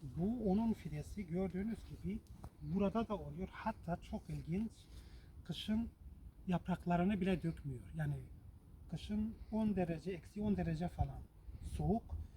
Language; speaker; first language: Turkish; non-native, local second language; Kurdish